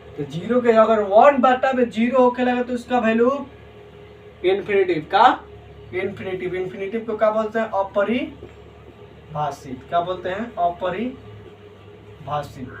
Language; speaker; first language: Hindi; native; Hindi